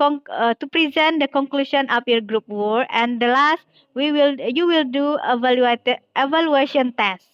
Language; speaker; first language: English; non-native, fluent; Indonesian